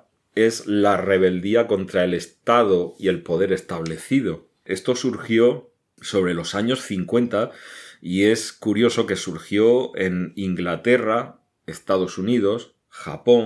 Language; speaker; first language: Spanish; native; Spanish